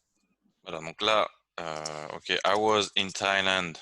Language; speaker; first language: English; non-native, fluent; French